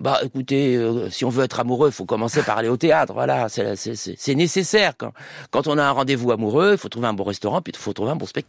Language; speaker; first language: French; native; French